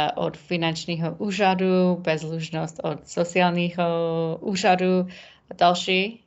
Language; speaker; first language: Czech; non-native, learner; English